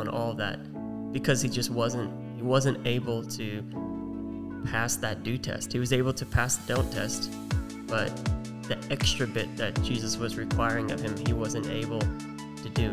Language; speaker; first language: English; native; English